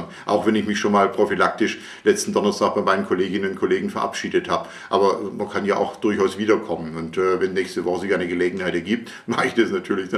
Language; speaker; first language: German; native; German